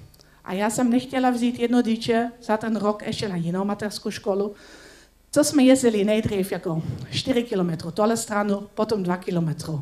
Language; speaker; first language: Czech; non-native, learner; Dutch